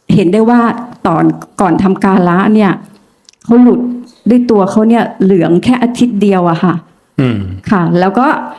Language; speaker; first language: Thai; native; Thai